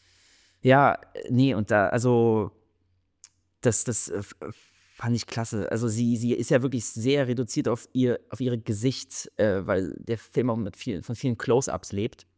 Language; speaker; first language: German; native; German